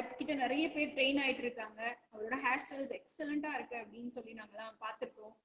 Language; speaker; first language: Tamil; native; Tamil